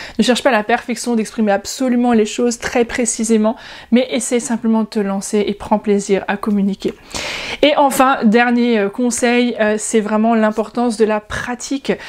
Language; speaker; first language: French; native; French